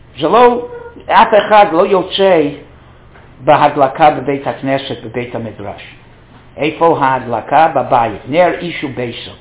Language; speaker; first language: Hebrew; non-native, fluent; English